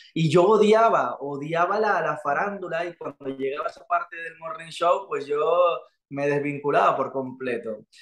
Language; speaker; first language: Spanish; native; Spanish